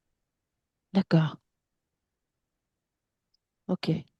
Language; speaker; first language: French; native; French